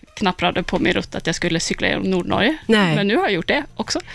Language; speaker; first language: Swedish; native; Swedish